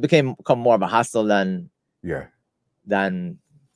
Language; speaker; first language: English; native; English